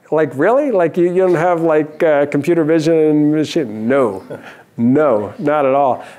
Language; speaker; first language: English; native; English